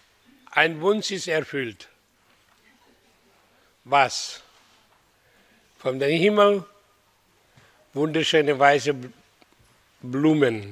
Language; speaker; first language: German; non-native, fluent; Hindi